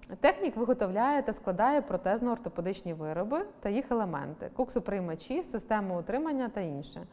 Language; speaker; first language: Ukrainian; native; Ukrainian